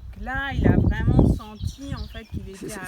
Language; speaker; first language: French; native; French